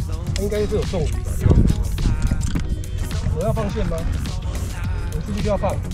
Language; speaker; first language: Chinese; native; Chinese